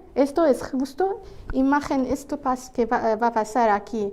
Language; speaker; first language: Spanish; non-native, fluent; Arabic